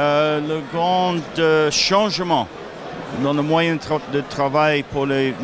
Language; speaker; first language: French; non-native, fluent; English